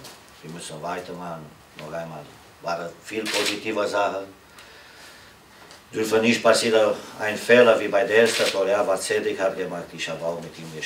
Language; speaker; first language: German; non-native, learner; Romanian